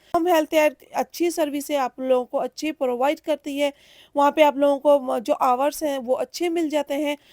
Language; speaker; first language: Urdu; native; Urdu